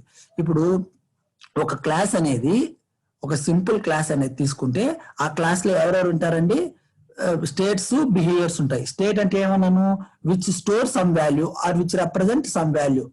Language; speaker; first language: Telugu; native; Telugu